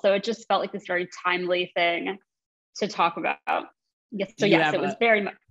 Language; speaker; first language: English; native; English